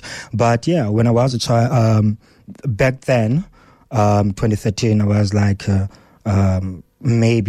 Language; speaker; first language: English; non-native, local second language; Xhosa